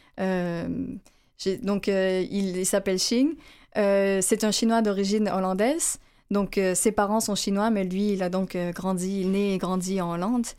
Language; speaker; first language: French; native; French